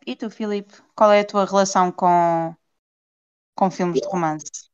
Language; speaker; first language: Portuguese; native; Portuguese